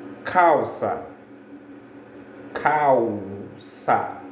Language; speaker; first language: Portuguese; non-native, fluent; Haitian Creole